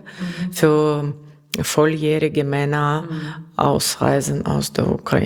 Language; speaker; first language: German; non-native, learner; Russian